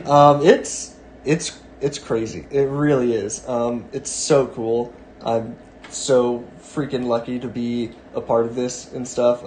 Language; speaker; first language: English; native; English